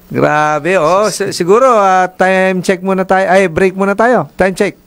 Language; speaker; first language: Filipino; native; Filipino